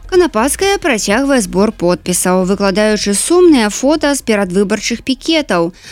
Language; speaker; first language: Belarusian; native; Belarusian